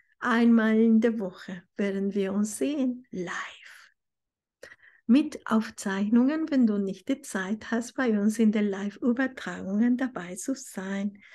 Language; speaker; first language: German; non-native, fluent; Spanish